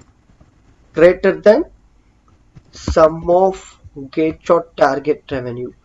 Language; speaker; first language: Tamil; native; Tamil